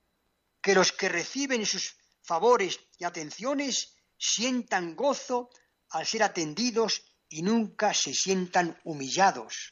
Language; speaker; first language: Spanish; native; Spanish